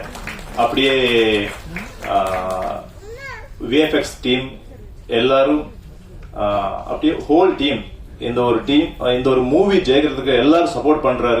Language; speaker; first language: Tamil; non-native, fluent; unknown